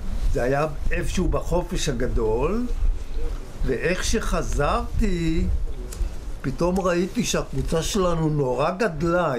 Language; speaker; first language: Hebrew; early bilingual, other home language; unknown